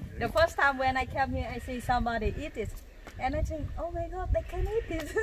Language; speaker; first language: English; non-native, learner; Vietnamese